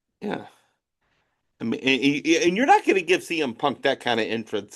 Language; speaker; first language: English; native; English